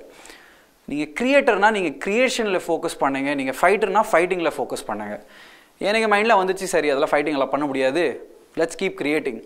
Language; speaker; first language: Tamil; non-native, local second language; Hindi